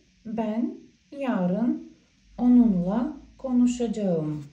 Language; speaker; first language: Turkish; non-native, fluent; Bulgarian